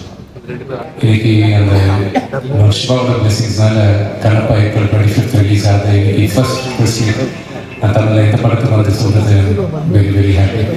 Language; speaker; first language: Tamil; non-native, local second language; Telugu